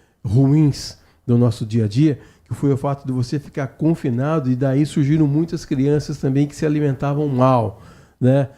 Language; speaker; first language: Portuguese; native; Portuguese